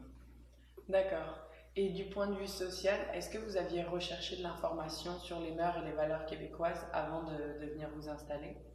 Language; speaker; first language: French; native; French